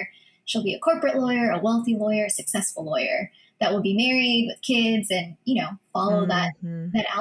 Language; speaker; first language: English; early bilingual, other home language; Filipino